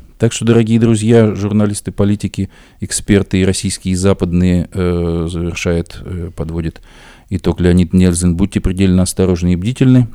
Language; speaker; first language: Russian; native; Russian